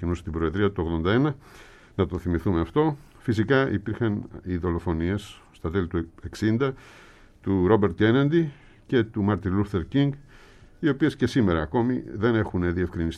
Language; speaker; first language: Greek; native; Greek